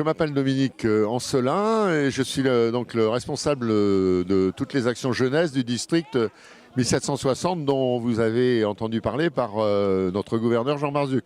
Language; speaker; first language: French; native; French